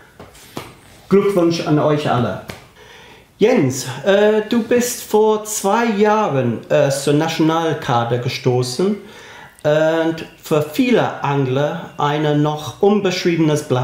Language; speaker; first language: German; non-native, fluent; English